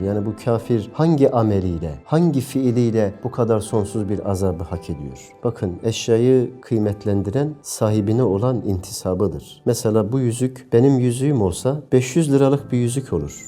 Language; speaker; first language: Turkish; native; Turkish